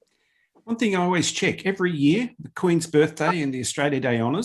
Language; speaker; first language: English; native; English